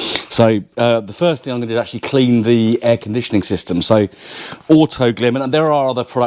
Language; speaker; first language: English; native; English